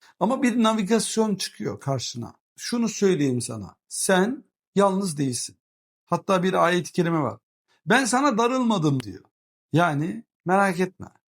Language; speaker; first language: Turkish; early bilingual, heritage; Turkish